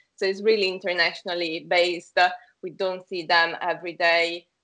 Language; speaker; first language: English; non-native, fluent; Italian